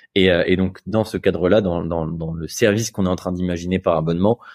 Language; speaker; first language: French; native; French